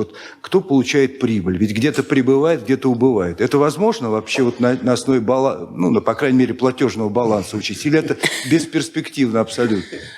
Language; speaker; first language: Russian; native; Russian